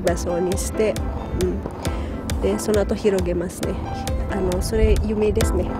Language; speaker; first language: Japanese; non-native, fluent; Indonesian